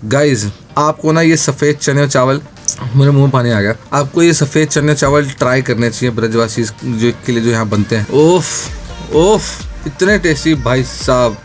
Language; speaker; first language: Hindi; native; Hindi